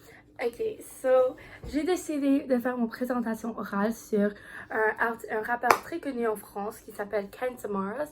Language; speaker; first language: French; non-native, learner; English